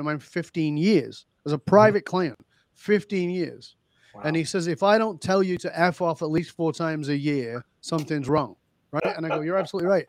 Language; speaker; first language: English; native; English